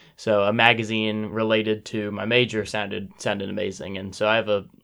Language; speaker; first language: English; native; English